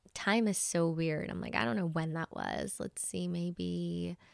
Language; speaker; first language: English; early bilingual, other home language; Spanish